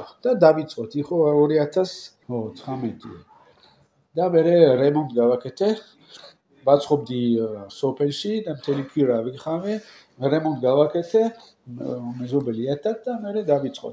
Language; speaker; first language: Georgian; non-native, learner; French